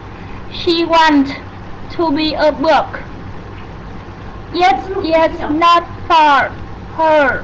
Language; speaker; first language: English; non-native, learner; Vietnamese